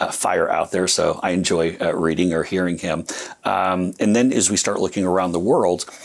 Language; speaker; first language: English; native; English